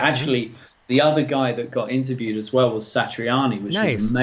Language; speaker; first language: English; native; English